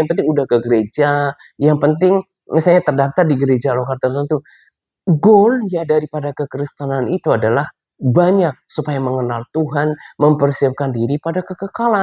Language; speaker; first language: Indonesian; native; Indonesian